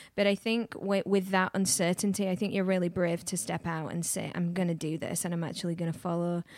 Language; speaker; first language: English; native; English